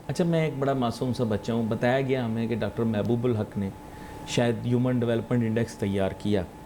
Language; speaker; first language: Urdu; native; Urdu